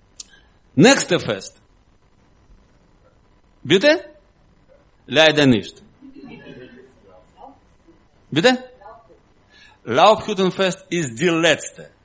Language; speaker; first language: German; non-native, learner; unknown